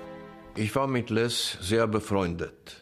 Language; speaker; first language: German; non-native, fluent; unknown